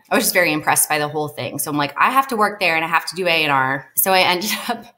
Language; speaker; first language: English; native; English